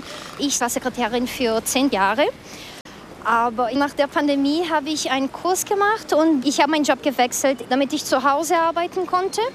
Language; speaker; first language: German; non-native, fluent; Portuguese